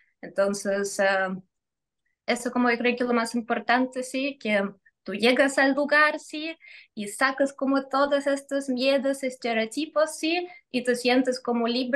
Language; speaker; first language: Spanish; non-native, fluent; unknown